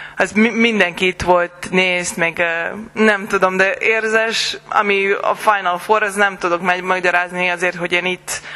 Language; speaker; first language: Hungarian; non-native, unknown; Serbian